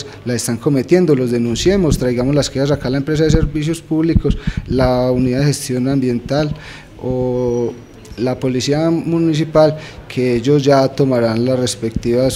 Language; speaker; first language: Spanish; native; Spanish